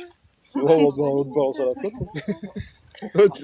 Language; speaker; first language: French; native; French